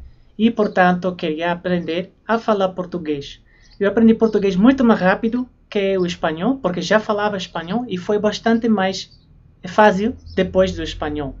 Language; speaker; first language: Portuguese; non-native, fluent; English